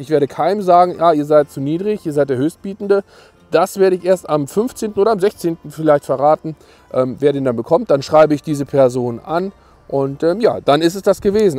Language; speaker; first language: German; native; German